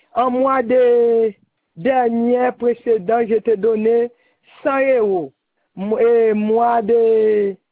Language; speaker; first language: French; non-native, local second language; Haitian Creole